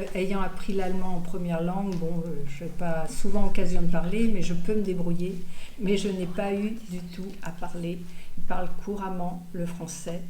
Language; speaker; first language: French; native; French